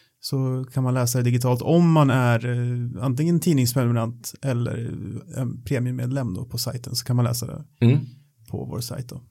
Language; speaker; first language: Swedish; native; Swedish